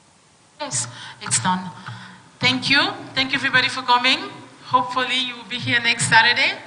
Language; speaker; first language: English; non-native, fluent; French